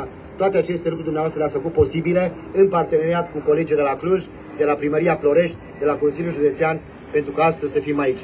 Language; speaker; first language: Romanian; native; Romanian